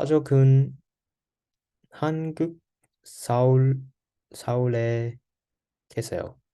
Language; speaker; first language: Korean; non-native, learner; English